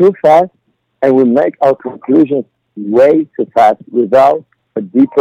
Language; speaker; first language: English; non-native, fluent; Polish